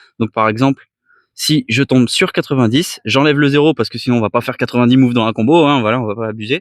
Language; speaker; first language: French; native; French